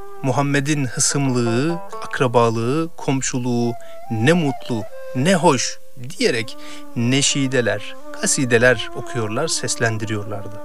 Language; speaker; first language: Turkish; native; Turkish